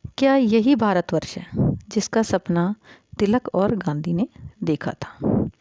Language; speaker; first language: Hindi; native; Hindi